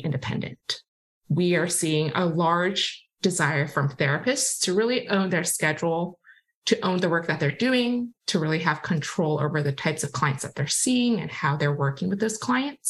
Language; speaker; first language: English; non-native, local second language; Cantonese